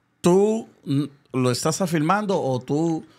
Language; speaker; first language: Spanish; native; Spanish